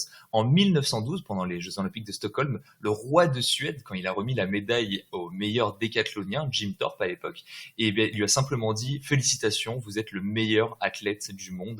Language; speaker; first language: French; native; French